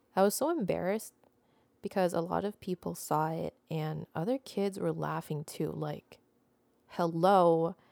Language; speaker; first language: English; non-native, local second language; Filipino